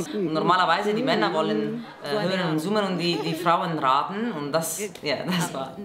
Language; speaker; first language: German; non-native, learner; Italian